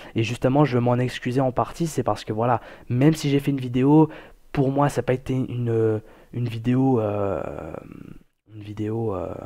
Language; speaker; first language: French; native; French